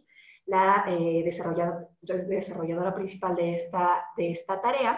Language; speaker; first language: Spanish; native; Spanish